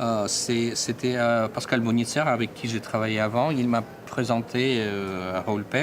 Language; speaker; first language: French; non-native, fluent; Russian